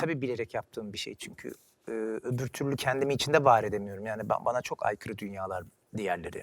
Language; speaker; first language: Turkish; native; Turkish